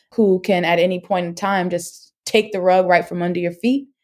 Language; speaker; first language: English; native; English